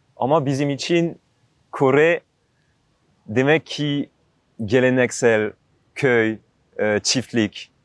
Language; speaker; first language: Turkish; non-native, fluent; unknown